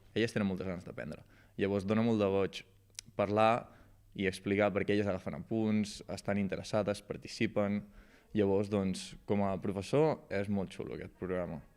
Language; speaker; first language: Catalan; native; Catalan